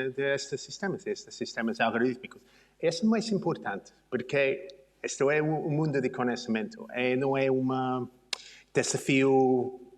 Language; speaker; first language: Portuguese; non-native, learner; English